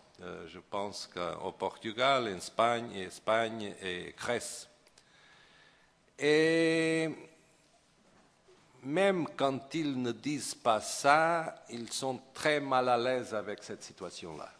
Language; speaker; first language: French; non-native, fluent; Portuguese